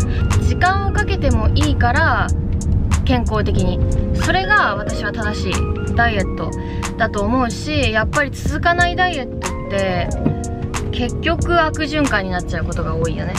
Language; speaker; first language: Japanese; native; Japanese